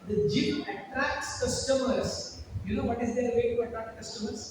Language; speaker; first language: English; non-native, local second language; Hindi